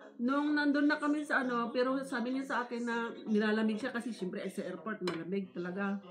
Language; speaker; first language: Filipino; native; Filipino